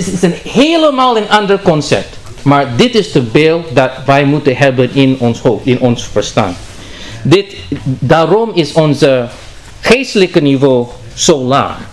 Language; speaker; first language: Dutch; non-native, learner; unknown